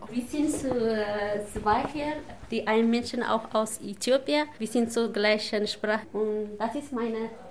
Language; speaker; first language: German; non-native, learner; Amharic